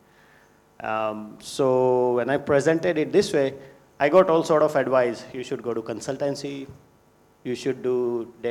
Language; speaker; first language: English; non-native, local second language; Hindi